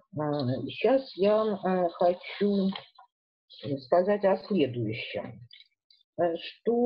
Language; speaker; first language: Russian; native; Russian